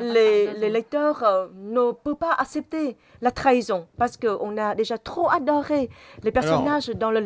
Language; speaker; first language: French; non-native, fluent; Vietnamese